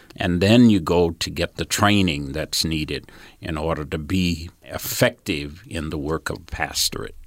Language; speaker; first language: English; native; English